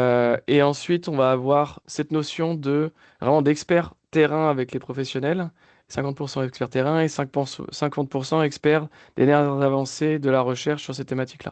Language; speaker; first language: French; native; French